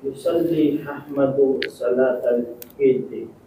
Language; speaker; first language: Arabic; non-native, learner; Filipino